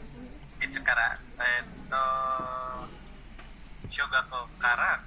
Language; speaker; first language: Japanese; non-native, learner; Indonesian